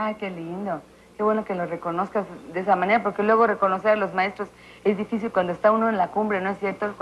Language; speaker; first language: Spanish; native; Spanish